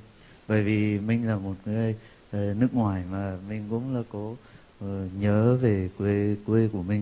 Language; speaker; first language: Vietnamese; non-native, fluent; Turkish